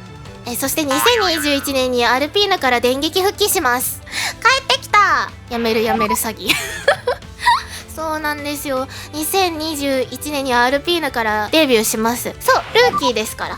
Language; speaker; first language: Japanese; native; Japanese